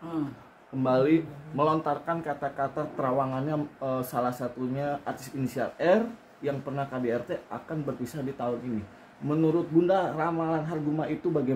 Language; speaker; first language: Indonesian; native; Indonesian